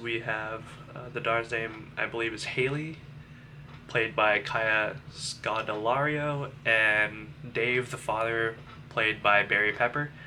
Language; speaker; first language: English; native; English